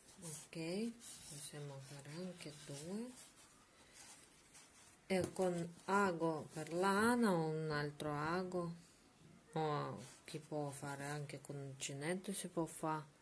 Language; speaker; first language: Italian; non-native, learner; Russian